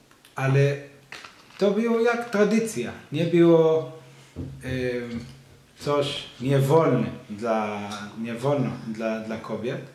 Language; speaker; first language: Polish; non-native, learner; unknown